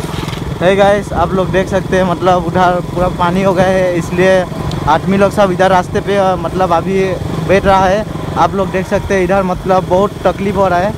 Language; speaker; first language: Hindi; non-native, local second language; Assamese